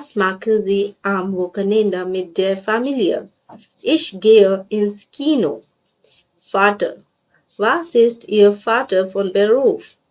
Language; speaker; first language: German; non-native, fluent; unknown